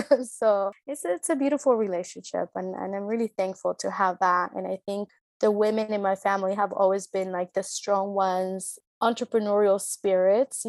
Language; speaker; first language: English; early bilingual, other home language; Spanish